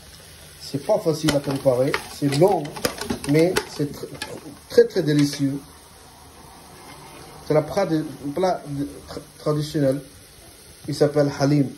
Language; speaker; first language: French; non-native, learner; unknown